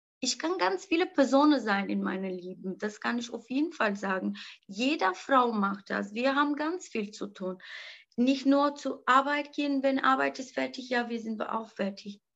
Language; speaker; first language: German; non-native, learner; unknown